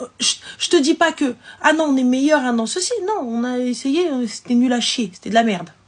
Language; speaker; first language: French; early bilingual, other home language; Arabic